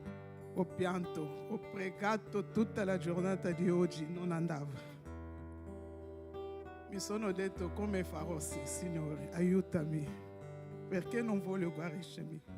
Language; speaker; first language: Italian; non-native, fluent; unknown